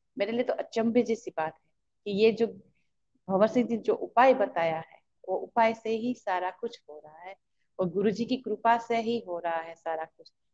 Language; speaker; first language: Hindi; native; Hindi